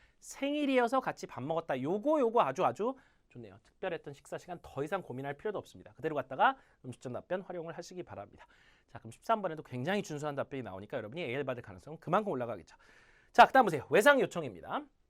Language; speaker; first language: Korean; native; Korean